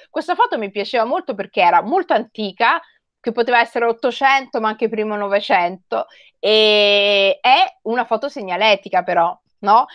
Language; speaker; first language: Italian; native; Italian